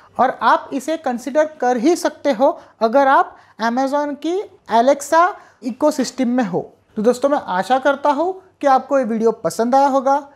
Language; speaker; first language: Hindi; non-native, local second language; Marathi